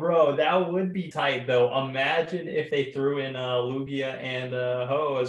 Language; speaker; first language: English; native; English